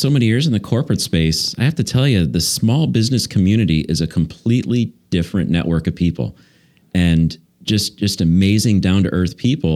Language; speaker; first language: English; native; English